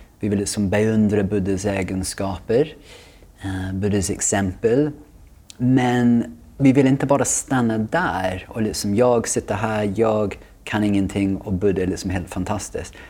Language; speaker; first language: Swedish; non-native, fluent; English